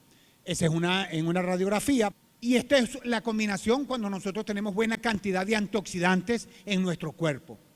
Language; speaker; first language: Spanish; native; Spanish